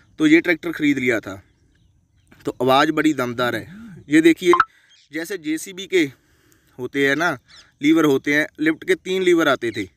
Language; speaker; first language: Hindi; non-native, local second language; Punjabi